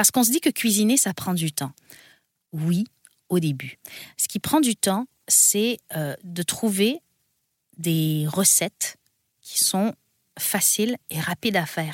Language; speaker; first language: French; native; French